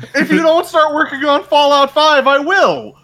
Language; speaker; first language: English; native; English